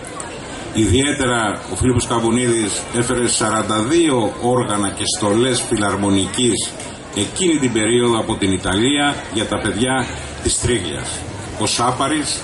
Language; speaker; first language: Greek; native; Greek